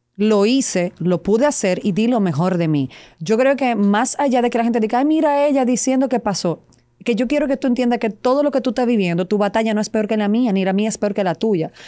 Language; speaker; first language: Spanish; non-native, fluent; Serbian